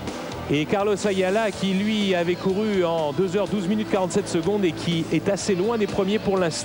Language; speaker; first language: French; native; French